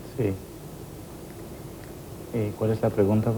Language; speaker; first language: Spanish; non-native, fluent; Albanian